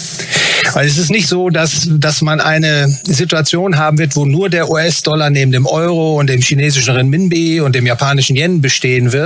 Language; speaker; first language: German; native; German